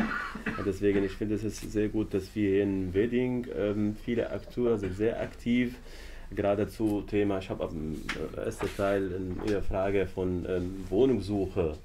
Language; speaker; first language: German; non-native, learner; Arabic